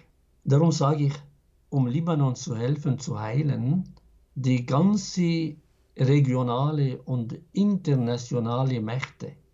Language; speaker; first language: German; non-native, fluent; Arabic